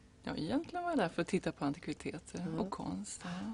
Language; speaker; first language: Swedish; native; Swedish